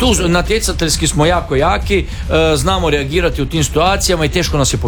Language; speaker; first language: Serbian; native; Serbian